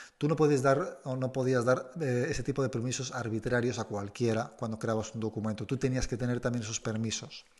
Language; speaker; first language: Spanish; native; Spanish